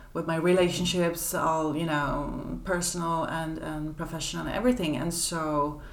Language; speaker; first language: English; non-native, fluent; Swedish